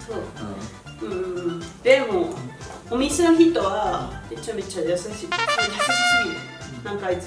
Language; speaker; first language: Japanese; non-native, learner; Spanish